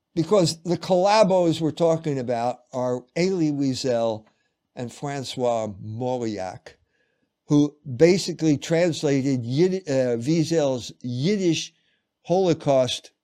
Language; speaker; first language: English; native; English